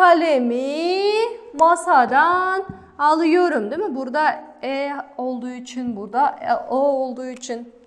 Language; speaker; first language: Turkish; non-native, fluent; Kazakh